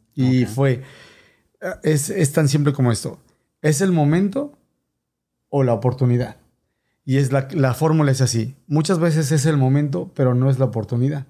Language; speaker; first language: Spanish; native; Spanish